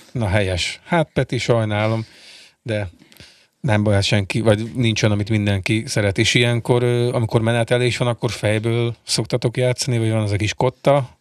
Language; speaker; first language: Hungarian; native; Hungarian